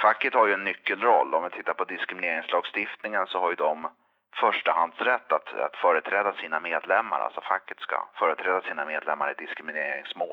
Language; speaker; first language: Swedish; native; Swedish